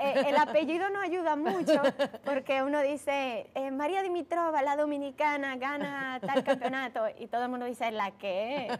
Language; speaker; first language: Spanish; early bilingual, other home language; Bulgarian